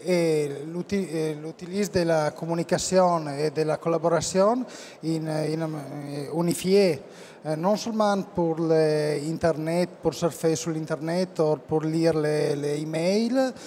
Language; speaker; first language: French; non-native, learner; Italian